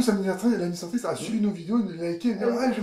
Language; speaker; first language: French; native; French